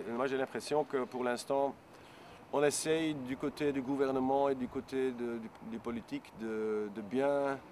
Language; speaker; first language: French; non-native, local second language; Dutch